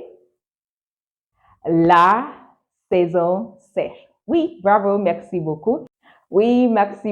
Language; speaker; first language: French; non-native, fluent; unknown